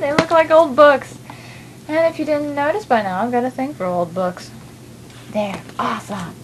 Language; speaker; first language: English; native; English